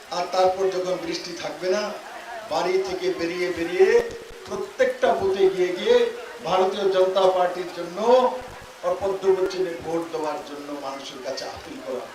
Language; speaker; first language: Bangla; native; Bangla